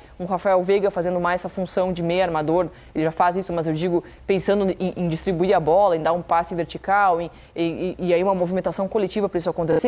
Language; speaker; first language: Portuguese; native; Portuguese